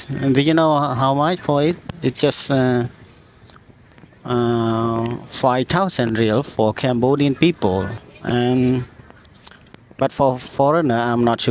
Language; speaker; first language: English; non-native, learner; Khmer